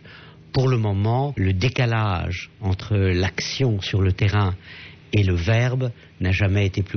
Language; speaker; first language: French; native; French